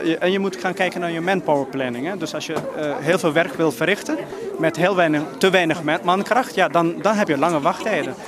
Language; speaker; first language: Dutch; non-native, local second language; Papiamento